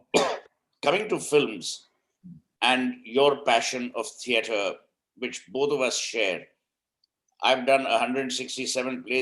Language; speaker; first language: English; non-native, local second language; Hindi